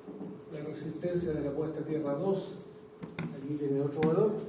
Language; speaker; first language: Spanish; native; Spanish